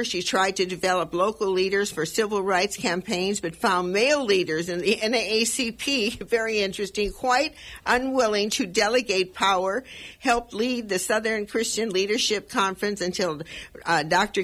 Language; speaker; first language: English; native; English